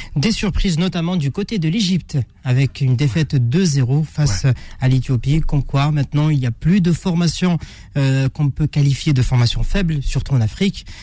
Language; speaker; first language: French; non-native, local second language; Arabic